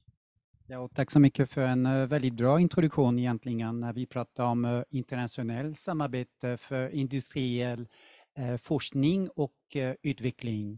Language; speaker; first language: Swedish; non-native, fluent; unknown